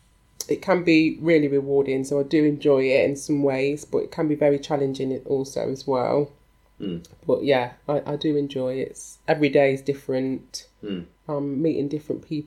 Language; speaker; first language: English; native; English